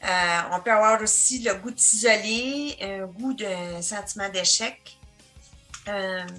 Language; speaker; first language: French; native; French